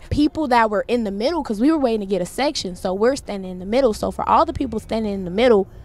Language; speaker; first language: English; native; English